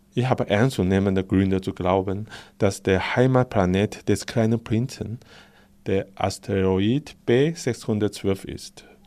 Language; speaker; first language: German; non-native, fluent; Chinese